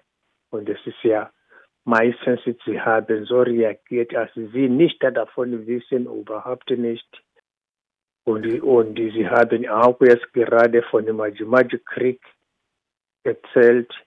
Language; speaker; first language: German; non-native, fluent; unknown